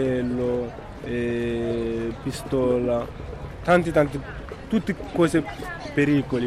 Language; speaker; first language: Italian; non-native, learner; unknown